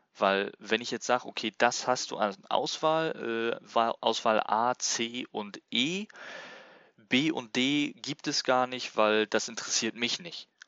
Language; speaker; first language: German; native; German